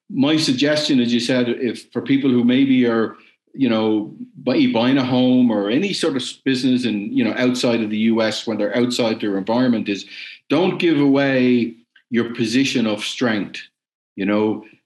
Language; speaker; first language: English; native; English